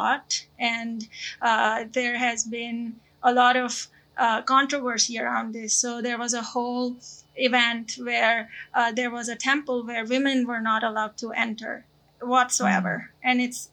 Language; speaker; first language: English; non-native, local second language; Gujarati